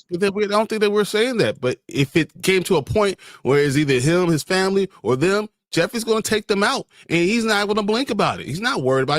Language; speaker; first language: English; native; English